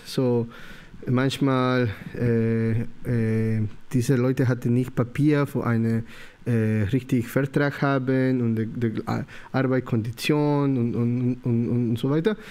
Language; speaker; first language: German; non-native, learner; Spanish